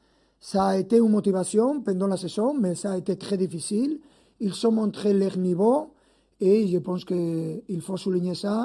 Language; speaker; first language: French; non-native, fluent; Spanish